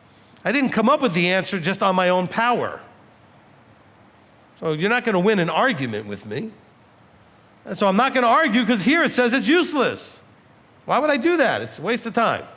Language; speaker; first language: English; native; English